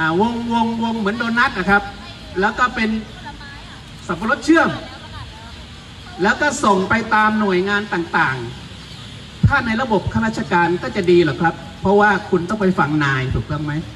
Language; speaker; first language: Thai; native; Thai